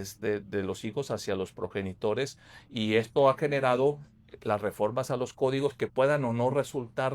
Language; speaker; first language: Spanish; native; Spanish